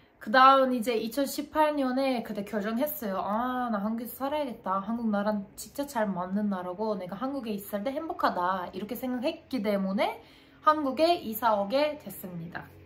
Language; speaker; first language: Korean; non-native, fluent; Turkish